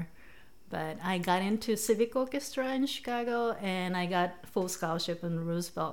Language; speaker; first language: English; non-native, fluent; Japanese